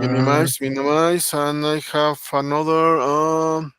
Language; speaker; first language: English; non-native, learner; Spanish